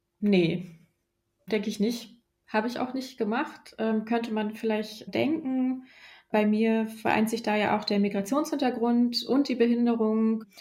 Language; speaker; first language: German; early bilingual, other home language; Polish